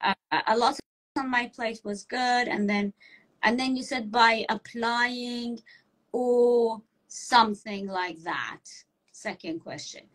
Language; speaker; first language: English; non-native, fluent; Persian